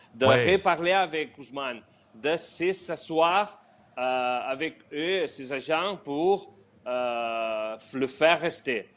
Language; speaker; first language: French; non-native, learner; Spanish